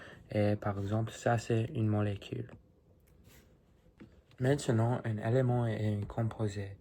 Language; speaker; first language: French; non-native, learner; English